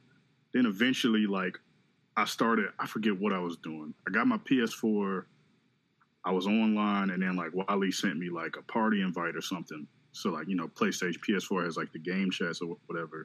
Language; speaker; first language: English; native; English